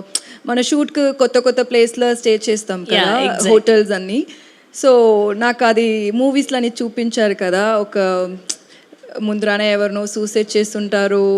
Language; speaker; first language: Telugu; non-native, learner; Tamil